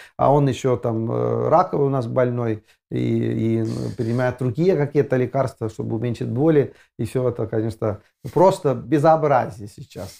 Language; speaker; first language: Russian; non-native, fluent; Estonian